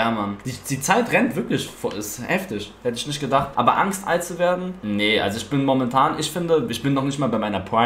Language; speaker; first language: German; native; German